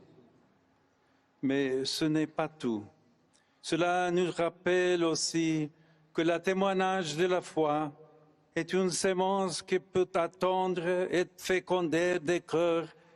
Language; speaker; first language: French; non-native, fluent; English